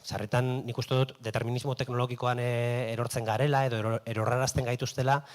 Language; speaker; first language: Basque; native; Basque